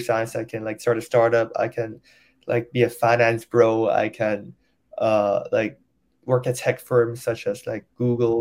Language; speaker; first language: English; non-native, local second language; Cantonese